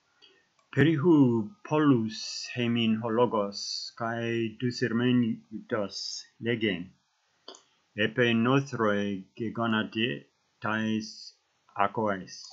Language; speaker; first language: Greek; non-native, learner; English